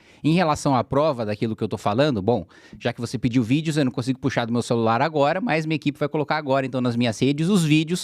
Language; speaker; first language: Portuguese; native; Portuguese